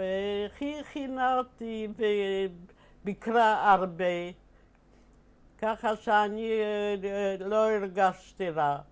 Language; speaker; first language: Hebrew; non-native, fluent; Polish